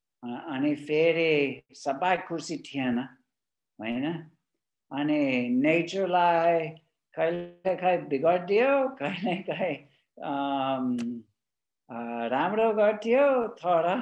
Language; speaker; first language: Nepali; non-native, fluent; English